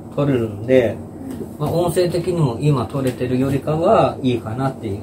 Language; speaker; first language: Japanese; native; Japanese